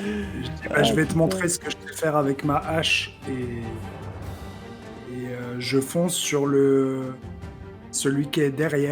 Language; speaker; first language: French; native; French